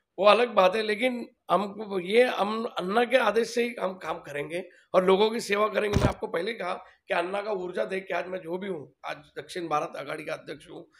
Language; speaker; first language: Hindi; non-native, local second language; Telugu